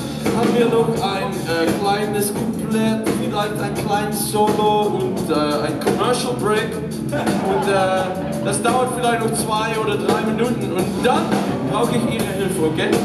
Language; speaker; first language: German; non-native, learner; Dutch